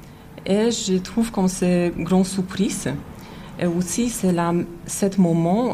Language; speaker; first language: French; non-native, learner; Polish